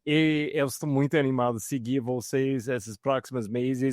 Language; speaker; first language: Portuguese; non-native, fluent; English